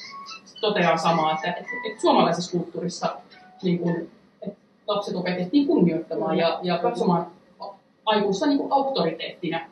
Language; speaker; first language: Finnish; early bilingual, other home language; Kurdish